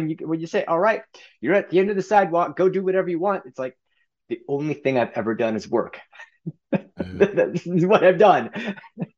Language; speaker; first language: English; native; English